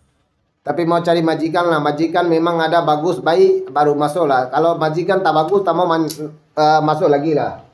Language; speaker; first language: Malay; non-native, fluent; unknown